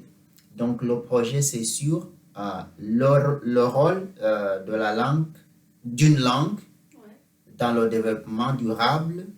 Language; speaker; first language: French; non-native, fluent; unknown